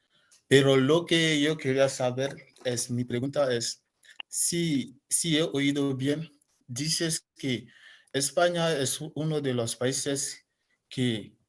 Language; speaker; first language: Spanish; non-native, learner; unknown